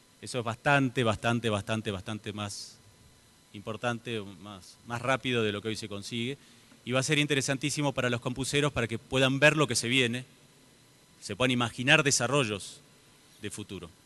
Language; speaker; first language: Spanish; native; Spanish